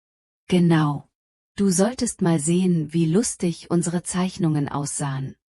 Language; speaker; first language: German; non-native, fluent; Polish